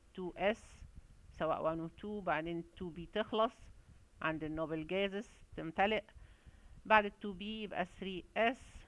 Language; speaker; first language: Arabic; native; Arabic